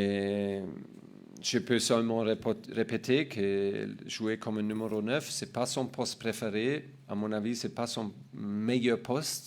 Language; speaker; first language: French; non-native, learner; German